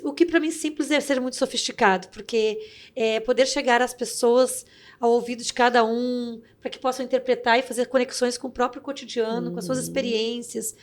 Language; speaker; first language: Portuguese; native; Portuguese